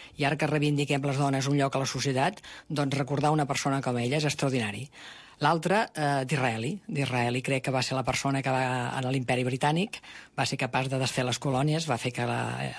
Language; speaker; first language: Catalan; native; Catalan